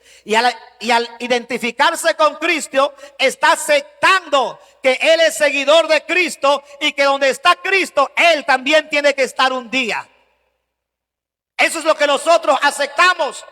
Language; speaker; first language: Spanish; native; Spanish